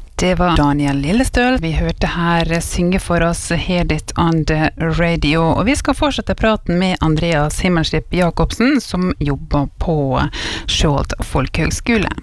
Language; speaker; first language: Norwegian; native; Norwegian